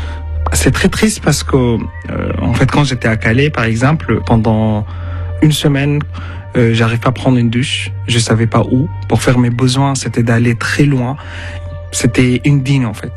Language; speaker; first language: French; non-native, fluent; Arabic